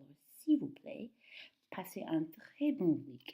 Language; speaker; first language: French; non-native, fluent; English